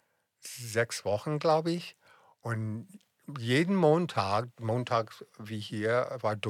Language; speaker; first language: German; non-native, fluent; English